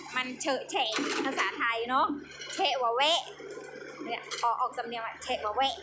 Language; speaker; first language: Thai; native; Thai